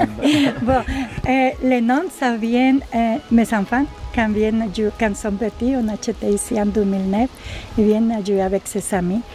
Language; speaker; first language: French; non-native, learner; Spanish